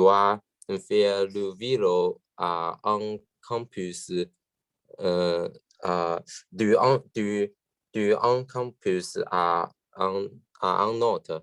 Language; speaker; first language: French; non-native, learner; Chinese